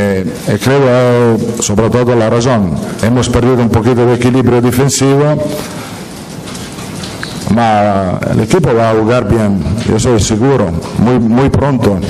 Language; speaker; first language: Spanish; non-native, fluent; Italian